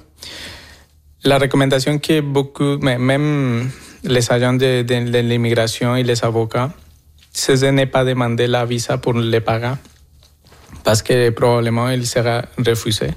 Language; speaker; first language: French; non-native, fluent; Spanish